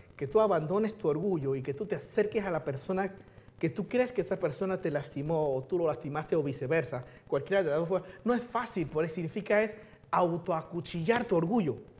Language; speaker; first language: Spanish; early bilingual, other home language; Chinese